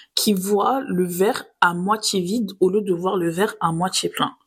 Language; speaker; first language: French; native; French